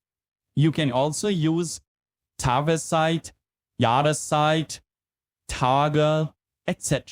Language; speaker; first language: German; non-native, fluent; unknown